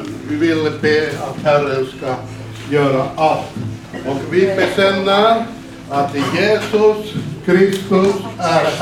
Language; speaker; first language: Swedish; non-native, fluent; Finnish